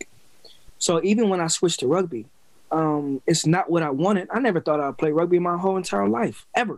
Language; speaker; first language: English; native; English